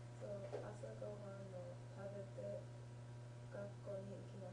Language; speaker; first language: Japanese; non-native, learner; English